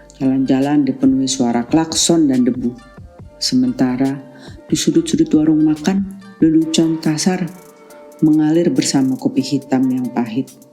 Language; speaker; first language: Indonesian; native; Indonesian